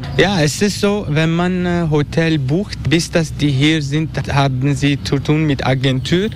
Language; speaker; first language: German; non-native, learner; Turkish